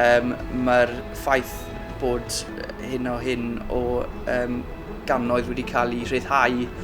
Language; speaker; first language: Welsh; native; Welsh